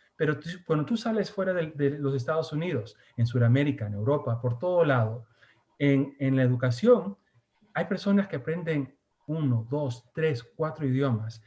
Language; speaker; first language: Spanish; early bilingual, heritage; Spanish